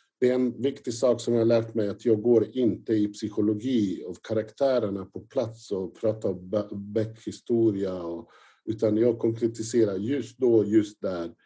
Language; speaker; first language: Swedish; non-native, fluent; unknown